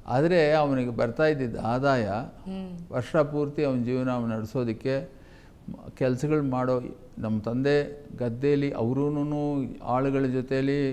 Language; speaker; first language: Kannada; native; Kannada